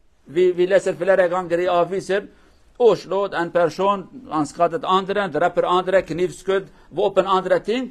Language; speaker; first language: Norwegian; non-native, fluent; Kurdish